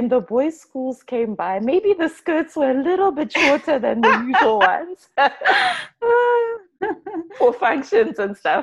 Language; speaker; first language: English; non-native, local second language; Shona